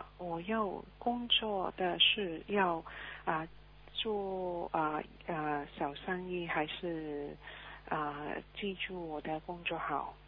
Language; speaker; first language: Chinese; early bilingual, heritage; Chinese